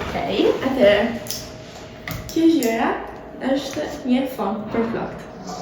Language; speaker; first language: Albanian; early bilingual, heritage; Albanian